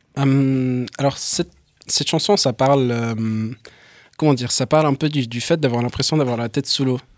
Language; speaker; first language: French; early bilingual, other home language; English